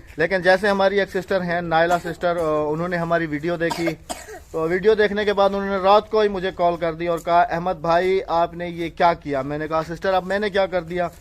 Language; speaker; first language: Urdu; non-native, local second language; Punjabi